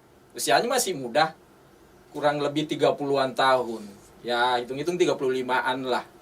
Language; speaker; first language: Indonesian; native; Indonesian